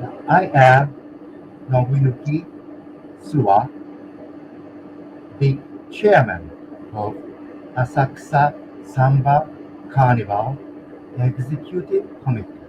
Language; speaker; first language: English; non-native, learner; Japanese